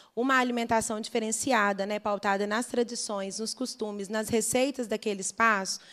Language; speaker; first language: Portuguese; native; Portuguese